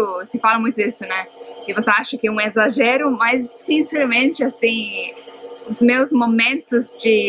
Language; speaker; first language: Portuguese; non-native, fluent; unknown